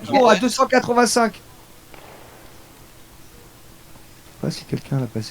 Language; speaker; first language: French; native; French